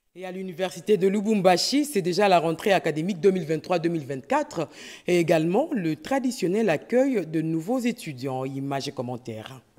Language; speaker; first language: French; non-native, local second language; Lingala